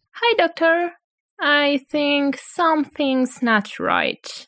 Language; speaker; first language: English; non-native, fluent; Polish